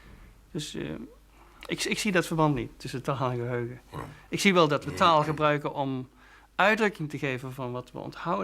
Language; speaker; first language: Dutch; native; Dutch